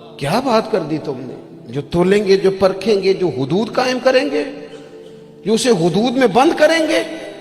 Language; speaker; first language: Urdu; native; Urdu